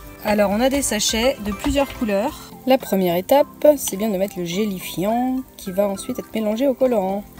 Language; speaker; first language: French; native; French